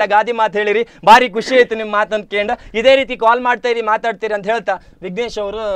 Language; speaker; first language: Kannada; native; Kannada